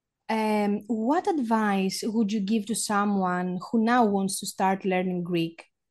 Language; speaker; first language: English; non-native, fluent; Greek